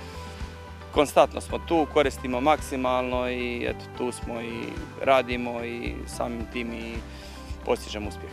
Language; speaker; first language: Croatian; native; Croatian